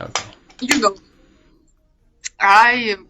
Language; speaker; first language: English; non-native, learner; Ukrainian